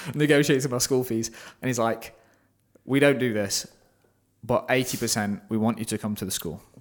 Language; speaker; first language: English; native; English